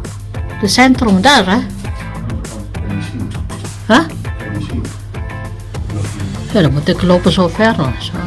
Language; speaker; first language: Dutch; non-native, learner; Indonesian